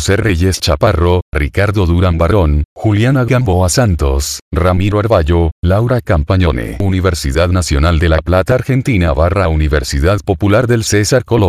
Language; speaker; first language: Spanish; native; Spanish